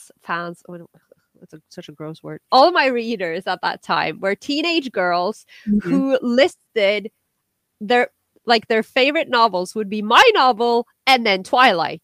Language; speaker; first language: English; non-native, fluent; Norwegian